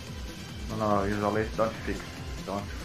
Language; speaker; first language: English; non-native, learner; Portuguese